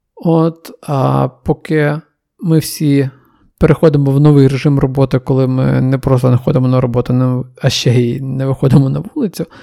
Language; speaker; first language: Ukrainian; native; Ukrainian